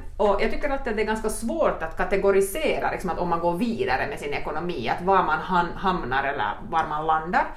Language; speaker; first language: Swedish; native; Swedish